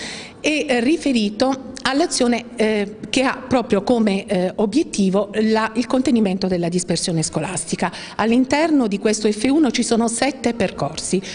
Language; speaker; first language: Italian; native; Italian